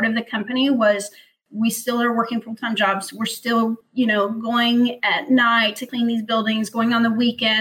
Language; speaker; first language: English; early bilingual, other home language; Spanish